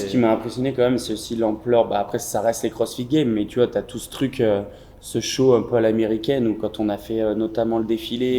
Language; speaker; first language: French; native; French